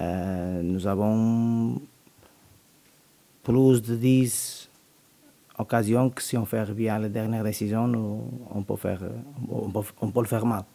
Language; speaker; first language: French; non-native, learner; Portuguese